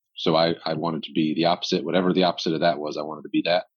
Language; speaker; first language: English; native; English